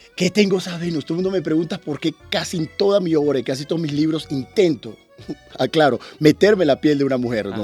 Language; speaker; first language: Spanish; native; Spanish